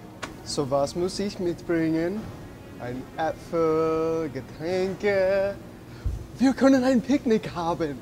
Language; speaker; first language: German; non-native, learner; English